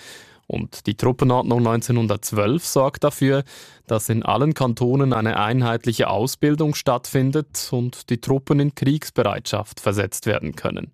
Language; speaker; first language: German; native; German